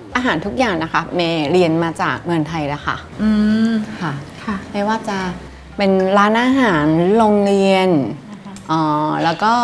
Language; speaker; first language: Thai; non-native, fluent; Japanese